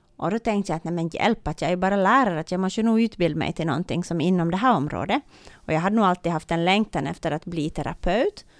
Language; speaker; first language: Swedish; native; Swedish